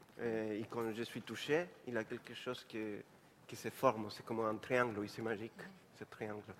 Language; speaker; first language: French; non-native, fluent; Spanish